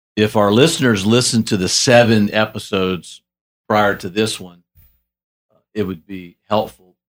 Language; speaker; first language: English; native; English